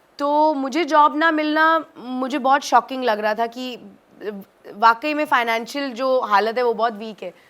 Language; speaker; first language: Hindi; native; Hindi